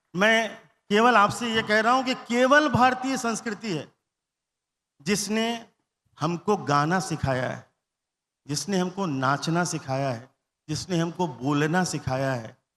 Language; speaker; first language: Hindi; non-native, local second language; Bangla